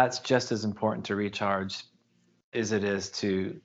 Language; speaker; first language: English; native; English